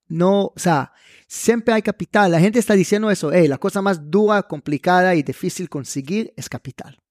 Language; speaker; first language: Spanish; non-native, fluent; Hebrew